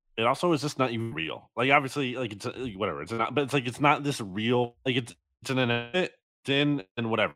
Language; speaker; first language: English; native; English